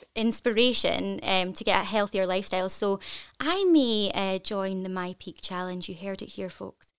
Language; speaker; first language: English; native; English